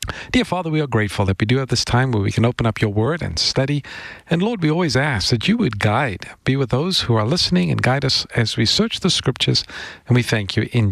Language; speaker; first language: English; native; English